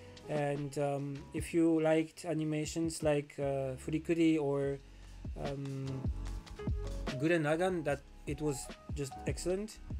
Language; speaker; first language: English; non-native, fluent; Polish